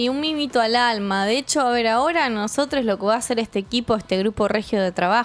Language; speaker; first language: Spanish; native; Spanish